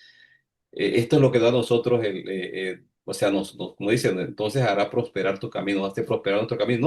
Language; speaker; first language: Spanish; native; Spanish